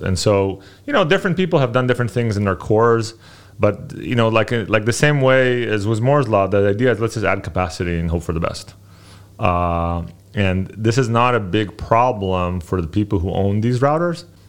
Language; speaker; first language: English; early bilingual, other home language; Hebrew